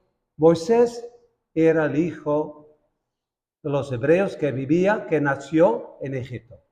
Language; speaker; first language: Spanish; non-native, fluent; Dutch